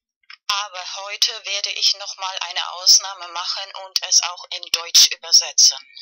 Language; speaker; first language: German; non-native, learner; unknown